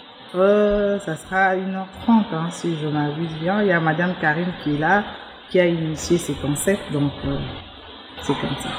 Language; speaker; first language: French; non-native, local second language; Luba-Lulua